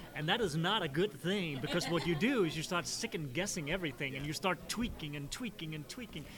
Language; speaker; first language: English; non-native, fluent; Danish